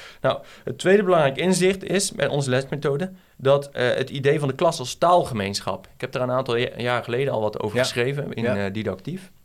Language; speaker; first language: Dutch; native; Dutch